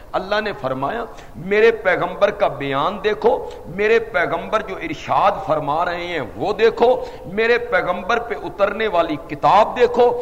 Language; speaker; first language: Urdu; non-native, local second language; Punjabi